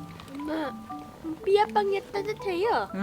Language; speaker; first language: Korean; early bilingual, heritage; Korean